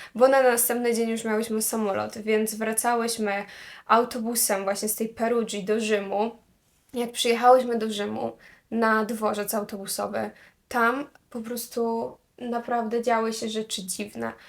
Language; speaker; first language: Polish; native; Polish